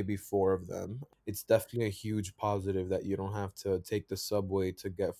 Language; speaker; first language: English; native; English